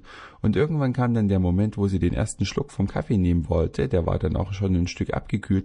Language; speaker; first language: German; native; German